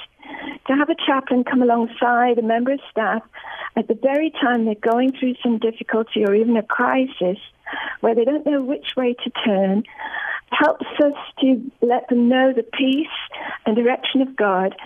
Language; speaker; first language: English; native; English